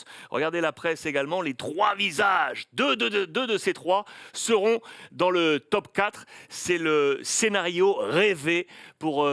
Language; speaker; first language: French; native; French